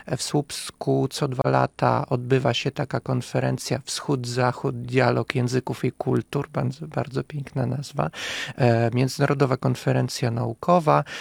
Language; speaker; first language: Polish; non-native, fluent; Russian